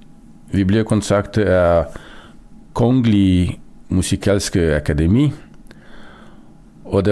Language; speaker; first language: Danish; non-native, fluent; Romanian